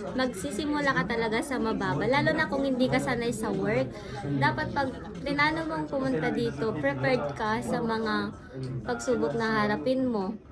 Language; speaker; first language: Filipino; non-native, local second language; Iloko